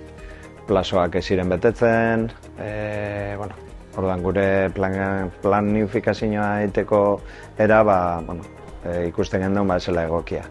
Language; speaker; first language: Basque; native; Basque